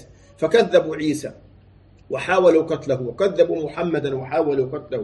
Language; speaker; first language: Arabic; native; Arabic